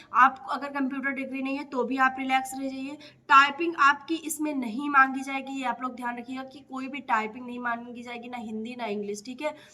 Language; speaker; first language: Hindi; native; Hindi